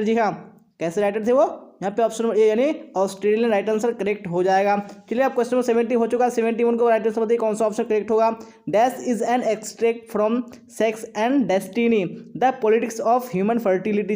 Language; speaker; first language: Hindi; native; Hindi